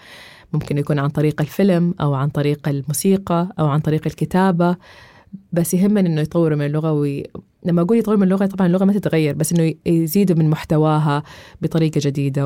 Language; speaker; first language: Arabic; native; Arabic